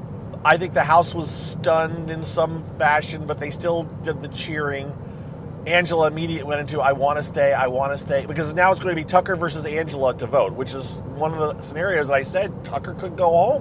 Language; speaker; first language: English; native; English